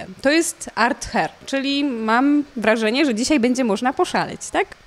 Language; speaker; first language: Polish; native; Polish